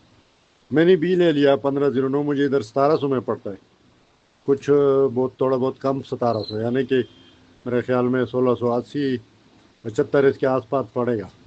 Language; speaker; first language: Hindi; non-native, fluent; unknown